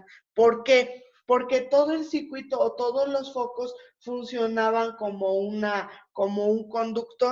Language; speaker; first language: Spanish; native; Spanish